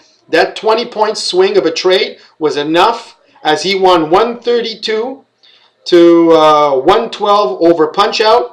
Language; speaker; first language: English; native; English